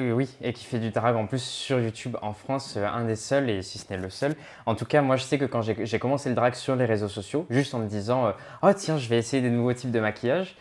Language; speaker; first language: French; native; French